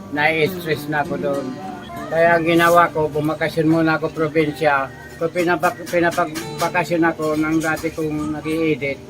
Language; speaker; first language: Filipino; non-native, local second language; Waray